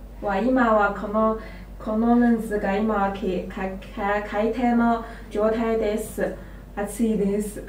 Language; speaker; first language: Japanese; non-native, learner; Chinese